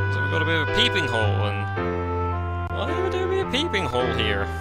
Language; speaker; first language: English; native; English